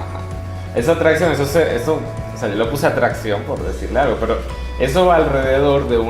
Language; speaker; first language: Spanish; native; Spanish